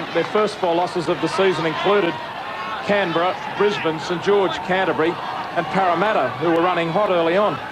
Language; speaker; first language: English; native; English